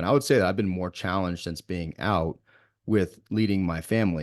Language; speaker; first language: English; native; English